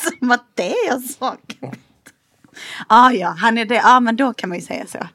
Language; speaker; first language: Swedish; native; Swedish